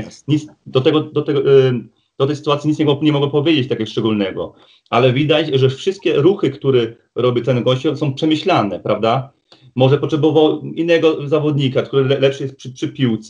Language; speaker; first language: Polish; early bilingual, heritage; Polish